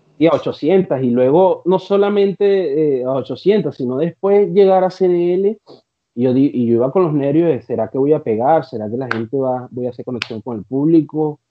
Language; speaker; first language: Spanish; native; Spanish